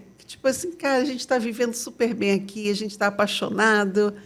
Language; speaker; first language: Portuguese; native; Portuguese